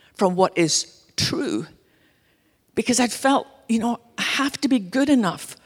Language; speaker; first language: English; native; English